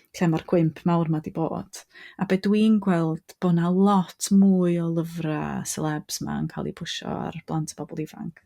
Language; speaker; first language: Welsh; native; Welsh